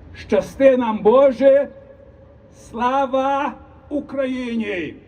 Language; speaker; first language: Ukrainian; early bilingual, heritage; Ukrainian